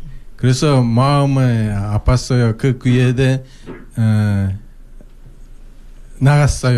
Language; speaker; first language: Korean; non-native, learner; Russian